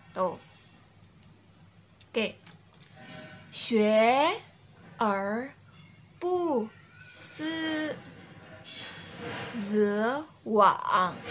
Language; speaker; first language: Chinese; non-native, learner; Indonesian